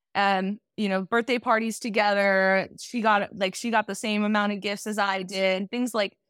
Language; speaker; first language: English; native; English